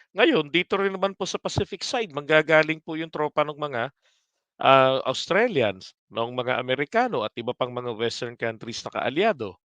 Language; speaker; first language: Filipino; native; Filipino